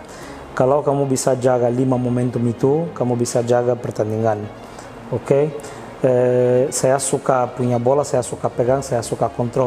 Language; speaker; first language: Indonesian; non-native, fluent; Portuguese